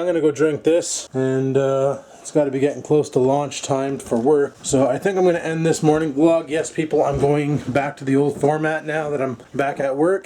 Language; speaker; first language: English; native; English